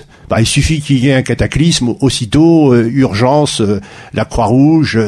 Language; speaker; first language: French; native; French